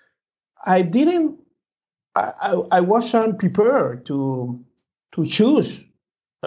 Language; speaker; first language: English; non-native, learner; Spanish